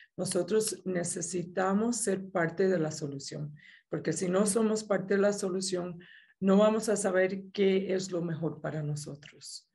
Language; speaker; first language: Spanish; native; Spanish